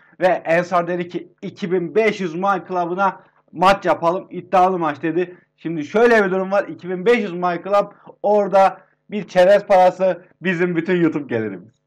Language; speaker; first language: Turkish; native; Turkish